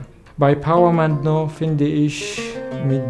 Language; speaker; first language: German; non-native, learner; Arabic